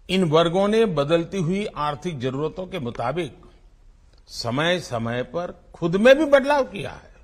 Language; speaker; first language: Hindi; non-native, local second language; Gujarati